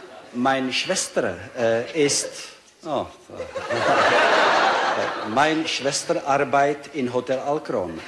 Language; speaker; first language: German; non-native, learner; Czech